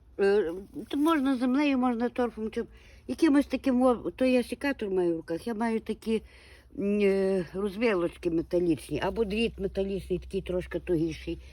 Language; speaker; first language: Ukrainian; native; Ukrainian